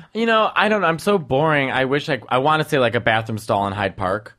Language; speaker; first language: English; native; English